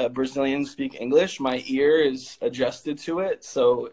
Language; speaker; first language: English; native; English